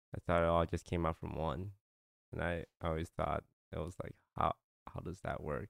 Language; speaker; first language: English; non-native, local second language; Chinese